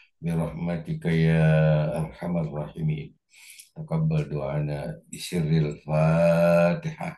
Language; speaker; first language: Arabic; non-native, fluent; Indonesian